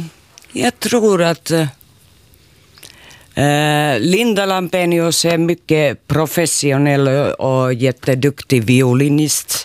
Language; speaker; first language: Swedish; non-native, learner; Finnish